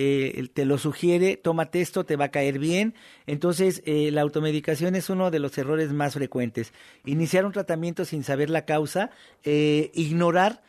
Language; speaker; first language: Spanish; native; Spanish